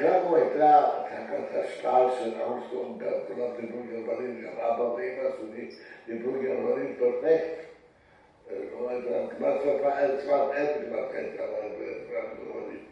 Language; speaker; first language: Hebrew; non-native, fluent; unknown